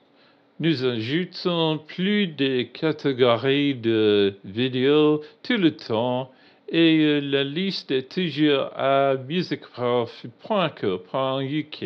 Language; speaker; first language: French; non-native, learner; English